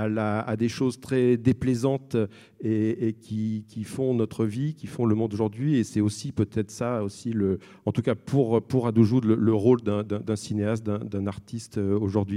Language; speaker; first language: French; native; French